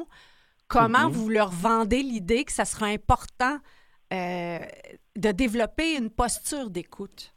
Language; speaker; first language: French; native; French